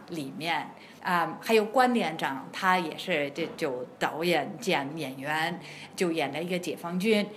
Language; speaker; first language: Chinese; non-native, fluent; German